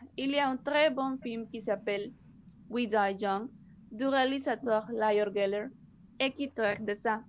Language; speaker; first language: French; non-native, learner; Spanish